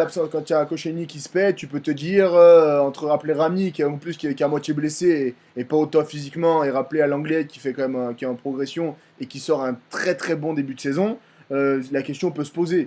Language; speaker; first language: French; native; French